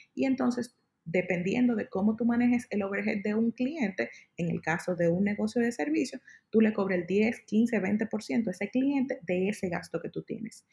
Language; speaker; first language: Spanish; native; Spanish